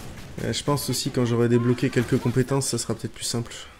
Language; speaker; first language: French; native; French